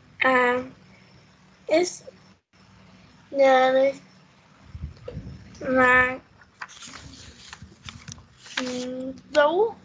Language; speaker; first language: English; non-native, learner; Vietnamese